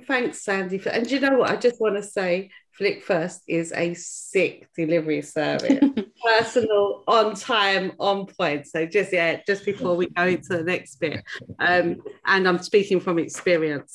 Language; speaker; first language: English; native; English